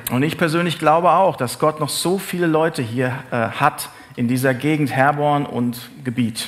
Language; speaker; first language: German; native; German